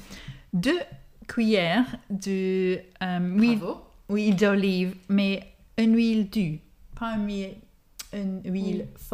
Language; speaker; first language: French; non-native, fluent; English